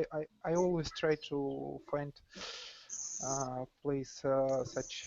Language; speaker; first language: English; non-native, learner; Russian